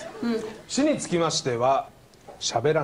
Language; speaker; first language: Japanese; native; Japanese